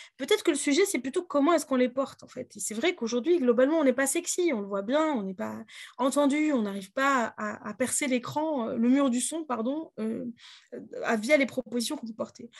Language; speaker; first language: French; native; French